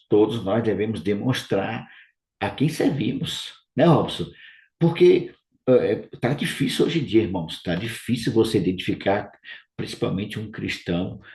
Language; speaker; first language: Portuguese; native; Portuguese